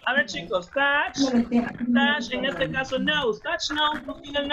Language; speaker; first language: Spanish; native; Spanish